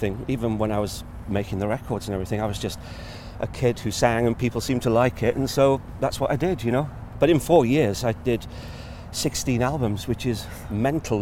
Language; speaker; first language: English; native; English